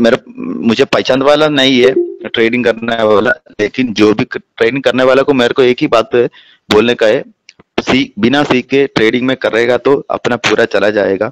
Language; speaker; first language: Hindi; non-native, local second language; Malayalam